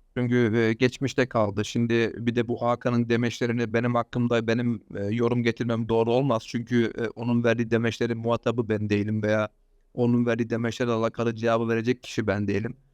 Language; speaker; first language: Turkish; early bilingual, heritage; Turkish